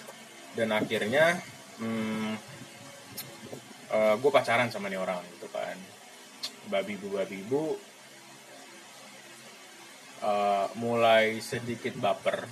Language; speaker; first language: Indonesian; native; Indonesian